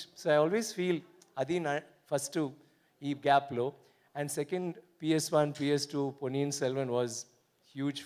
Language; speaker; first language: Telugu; non-native, learner; Tamil